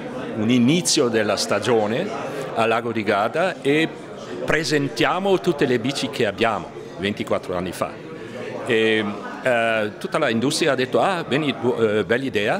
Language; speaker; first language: Italian; non-native, fluent; German